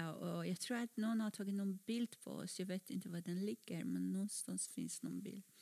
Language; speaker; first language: Swedish; non-native, fluent; Persian